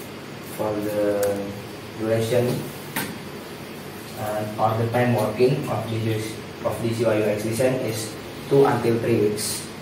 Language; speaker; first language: English; non-native, learner; Indonesian